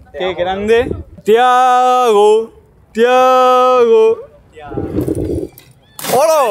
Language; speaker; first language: Spanish; native; Spanish